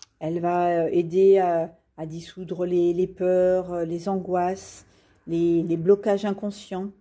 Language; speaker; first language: French; native; French